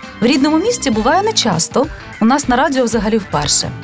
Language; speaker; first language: Ukrainian; native; Ukrainian